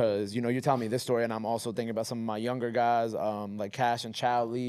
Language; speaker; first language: English; native; English